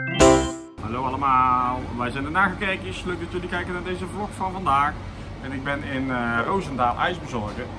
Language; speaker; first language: Dutch; native; Dutch